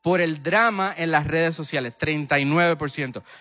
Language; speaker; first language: Spanish; early bilingual, other home language; English